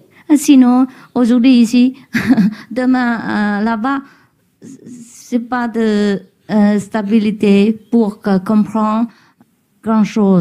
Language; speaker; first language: French; non-native, learner; Vietnamese